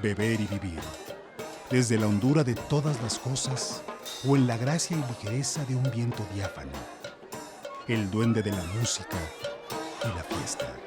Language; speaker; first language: Spanish; native; Spanish